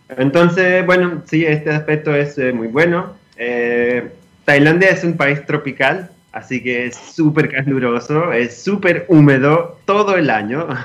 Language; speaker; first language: Spanish; non-native, fluent; Greek